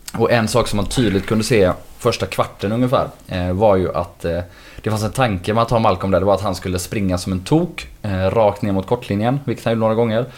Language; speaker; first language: Swedish; native; Swedish